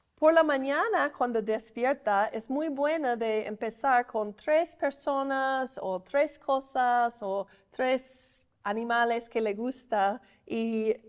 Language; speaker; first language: Spanish; non-native, learner; English